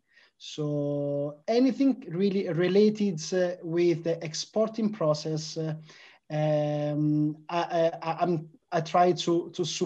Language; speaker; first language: English; non-native, fluent; Italian